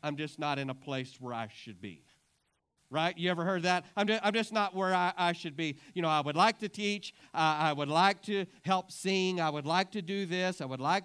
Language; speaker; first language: English; native; English